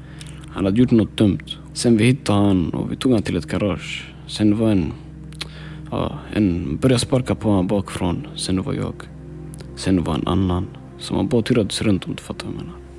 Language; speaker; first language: Swedish; early bilingual, other home language; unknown